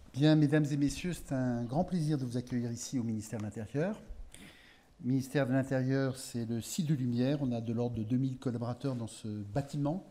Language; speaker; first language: French; native; French